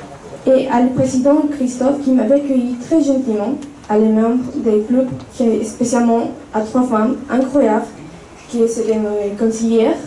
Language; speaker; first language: French; non-native, fluent; Spanish